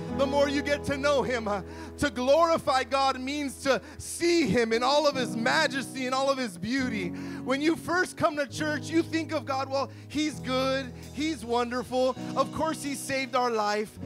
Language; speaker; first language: English; early bilingual, other home language; Spanish